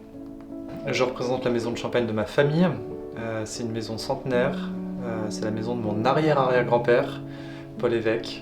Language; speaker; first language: French; native; French